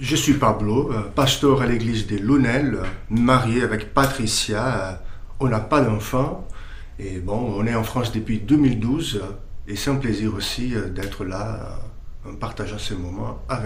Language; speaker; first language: French; non-native, fluent; Portuguese